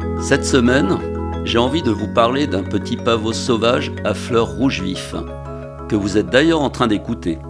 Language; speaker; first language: French; native; French